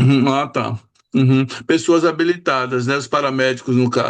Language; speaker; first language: Portuguese; native; Portuguese